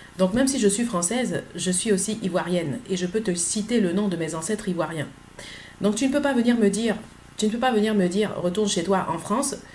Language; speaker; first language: French; native; French